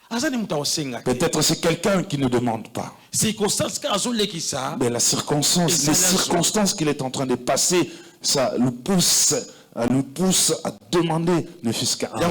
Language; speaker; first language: French; non-native, local second language; Lingala